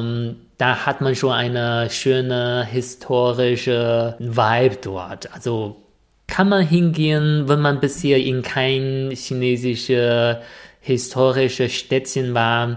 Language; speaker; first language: German; non-native, fluent; Chinese